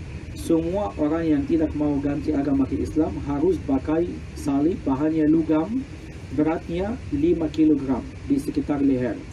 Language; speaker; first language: Indonesian; non-native, fluent; Arabic